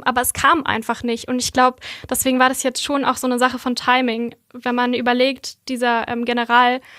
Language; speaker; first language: German; native; German